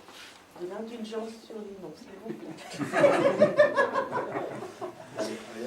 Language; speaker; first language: French; native; French